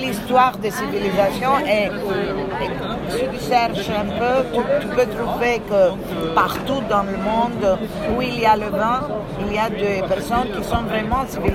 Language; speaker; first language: French; non-native, fluent; Greek